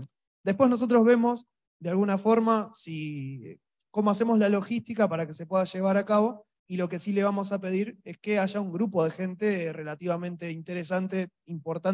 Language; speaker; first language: Spanish; native; Spanish